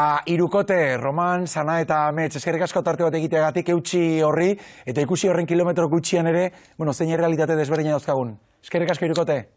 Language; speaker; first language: Basque; native; Basque